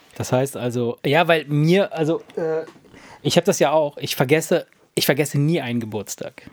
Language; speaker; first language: German; early bilingual, other home language; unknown